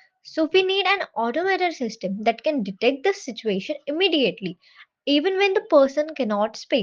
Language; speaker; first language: English; non-native, learner; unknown